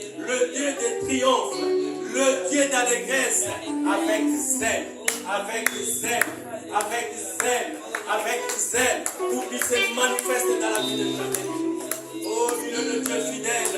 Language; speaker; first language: French; non-native, local second language; Lingala